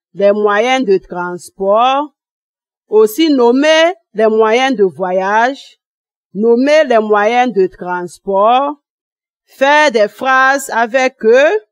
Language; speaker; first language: French; non-native, fluent; Igbo